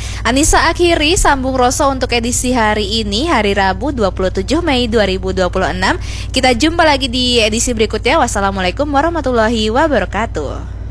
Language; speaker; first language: Indonesian; native; Indonesian